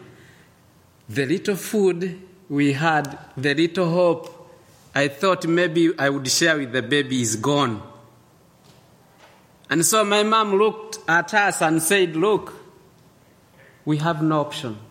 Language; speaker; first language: English; non-native, local second language; Kikuyu